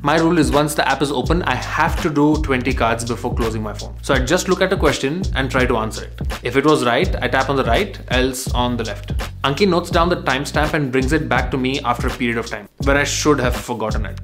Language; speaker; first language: English; non-native, local second language; Hindi